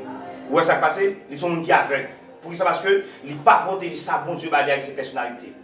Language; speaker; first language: French; non-native, local second language; Haitian Creole